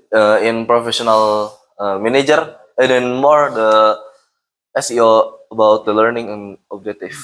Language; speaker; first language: English; non-native, learner; Indonesian